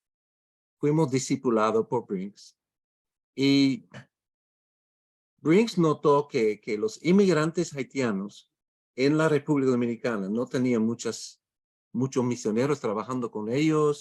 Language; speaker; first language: Spanish; non-native, fluent; English